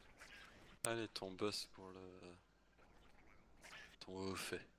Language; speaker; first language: French; native; French